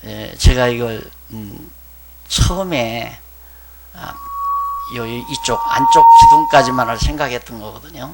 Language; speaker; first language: Korean; native; Korean